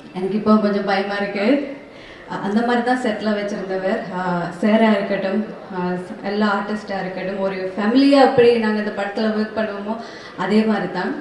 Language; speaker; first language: Tamil; non-native, fluent; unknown